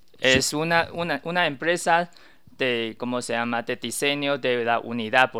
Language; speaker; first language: Spanish; non-native, learner; Chinese